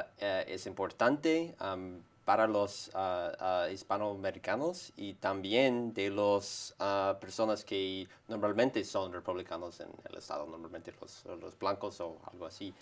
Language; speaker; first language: Spanish; non-native, fluent; English